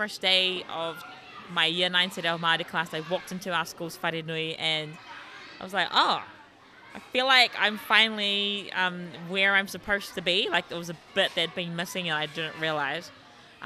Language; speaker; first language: English; native; English